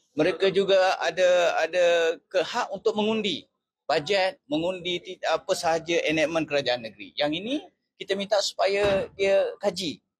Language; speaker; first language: Malay; native; Malay